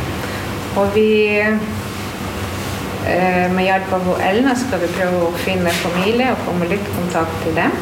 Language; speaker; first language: Norwegian; non-native, fluent; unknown